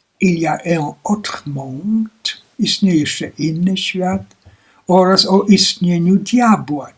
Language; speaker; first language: Polish; native; Polish